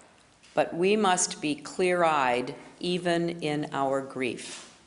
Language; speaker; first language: English; native; English